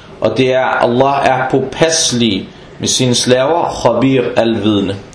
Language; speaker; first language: Danish; non-native, fluent; Arabic